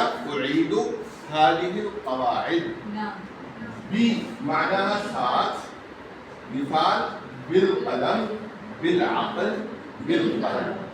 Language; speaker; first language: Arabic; non-native, fluent; Urdu